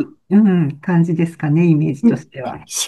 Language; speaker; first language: Japanese; native; Japanese